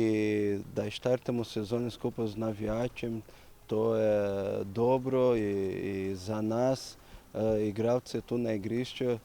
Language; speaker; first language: Slovenian; non-native, learner; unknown